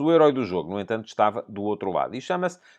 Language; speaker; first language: Portuguese; native; Portuguese